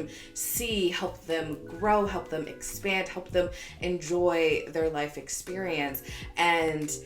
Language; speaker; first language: English; native; English